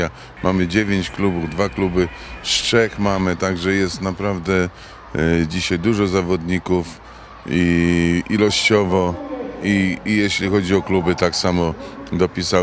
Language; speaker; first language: Polish; native; Polish